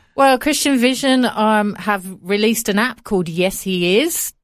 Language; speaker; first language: English; native; English